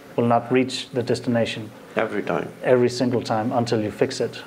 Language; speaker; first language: English; non-native, fluent; Danish